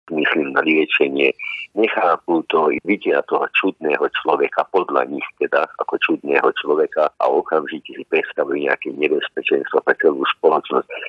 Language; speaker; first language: Slovak; non-native, local second language; Hungarian